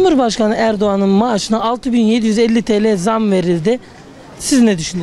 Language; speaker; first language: Turkish; native; Turkish